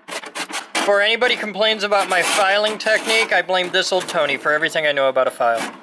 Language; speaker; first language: English; native; English